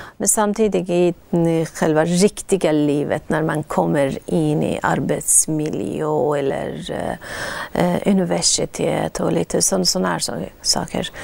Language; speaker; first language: Swedish; non-native, fluent; Persian